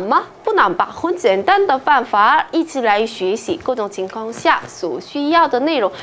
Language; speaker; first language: Chinese; non-native, fluent; Korean